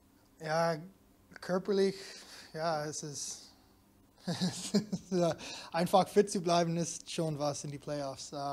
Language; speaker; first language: German; non-native, fluent; English